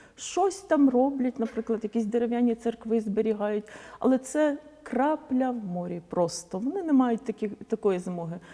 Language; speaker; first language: Ukrainian; non-native, local second language; Polish